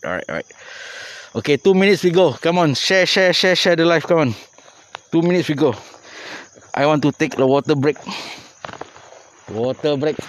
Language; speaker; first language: English; non-native, local second language; Malay